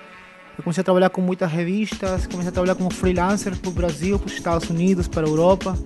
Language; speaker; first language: Portuguese; early bilingual, other home language; Spanish